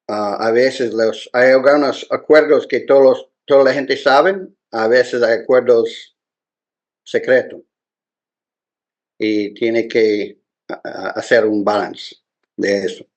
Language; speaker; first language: Spanish; non-native, learner; English